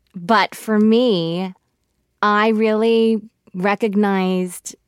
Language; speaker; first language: English; early bilingual, other home language; Korean